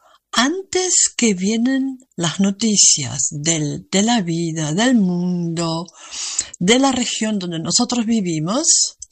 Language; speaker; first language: Spanish; non-native, learner; German